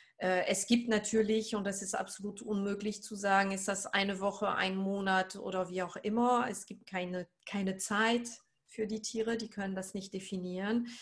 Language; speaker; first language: German; non-native, fluent; French